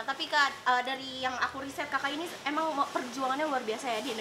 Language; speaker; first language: Indonesian; native; Indonesian